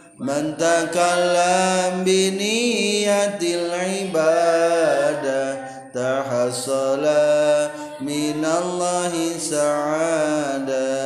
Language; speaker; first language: Arabic; non-native, fluent; Indonesian